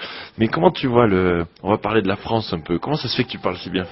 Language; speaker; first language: French; native; French